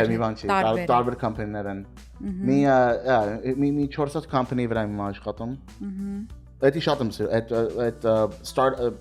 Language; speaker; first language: Armenian; early bilingual, heritage; Armenian